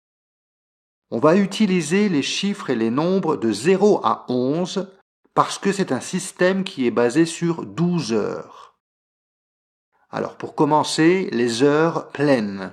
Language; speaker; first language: French; native; French